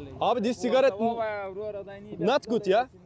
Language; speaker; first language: English; non-native, learner; Turkish